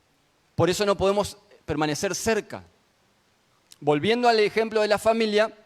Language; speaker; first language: Spanish; native; Spanish